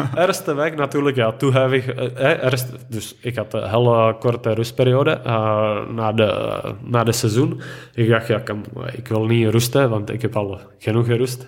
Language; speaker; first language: Dutch; non-native, fluent; Czech